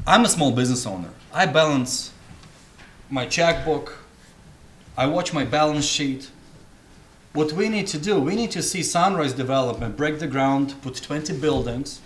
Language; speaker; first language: English; non-native, fluent; Russian